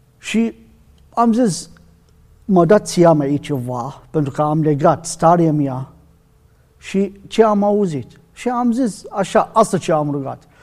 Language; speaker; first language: Romanian; non-native, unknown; Arabic